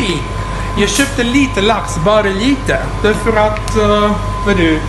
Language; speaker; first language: Swedish; non-native, learner; Italian